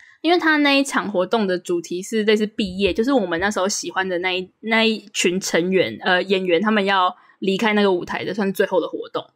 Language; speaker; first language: Chinese; native; Chinese